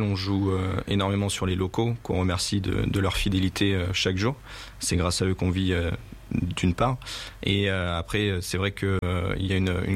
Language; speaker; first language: French; native; French